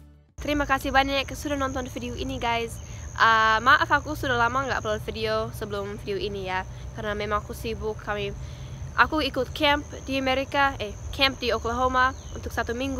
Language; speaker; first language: Indonesian; non-native, fluent; English